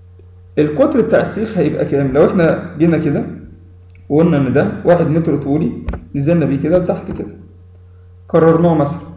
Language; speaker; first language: Arabic; native; Arabic